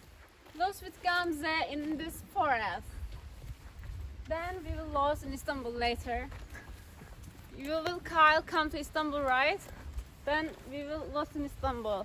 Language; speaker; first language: English; non-native, learner; Turkish